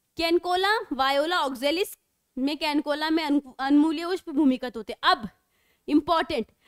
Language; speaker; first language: Hindi; native; Hindi